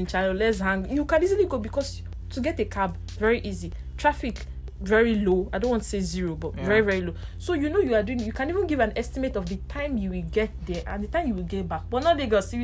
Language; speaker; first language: English; non-native, local second language; Igbo